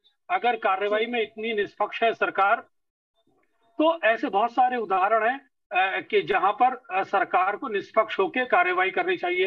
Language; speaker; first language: Hindi; native; Hindi